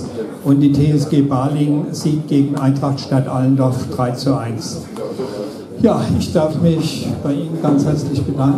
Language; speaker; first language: German; native; German